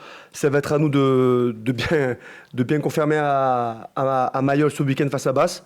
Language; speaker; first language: French; native; French